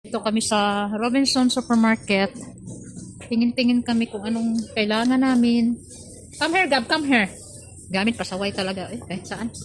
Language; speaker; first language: Filipino; non-native, local second language; Cebuano